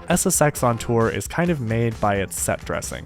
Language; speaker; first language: English; native; English